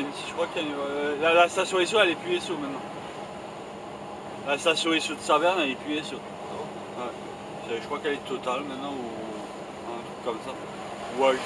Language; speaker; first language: French; native; French